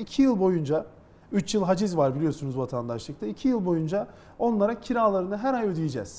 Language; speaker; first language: Turkish; native; Turkish